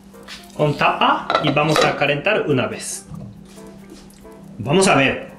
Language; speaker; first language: Spanish; non-native, fluent; Japanese